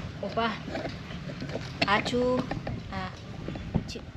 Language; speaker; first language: Korean; non-native, learner; Vietnamese